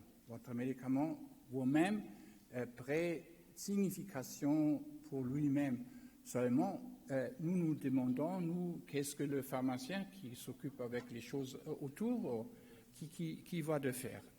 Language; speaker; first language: French; non-native, learner; German